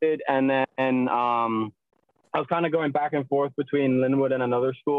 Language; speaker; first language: English; native; English